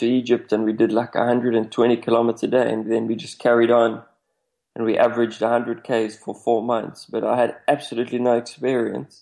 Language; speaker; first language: English; native; English